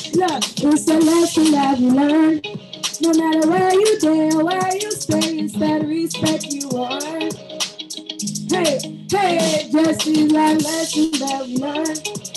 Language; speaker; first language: English; native; English